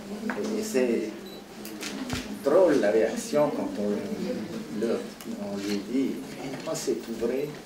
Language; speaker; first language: French; non-native, fluent; Italian